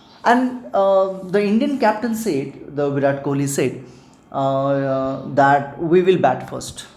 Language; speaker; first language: English; non-native, local second language; Hindi